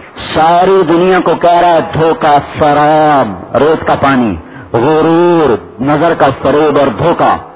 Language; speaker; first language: Urdu; non-native, local second language; Saraiki